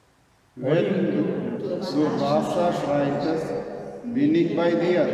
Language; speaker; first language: German; non-native, learner; Malayalam